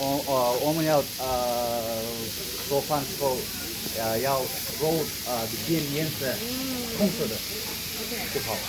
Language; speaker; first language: Chinese; non-native, learner; Kyrgyz